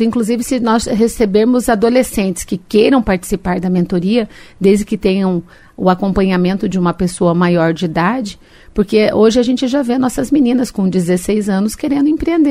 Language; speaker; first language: Portuguese; native; Portuguese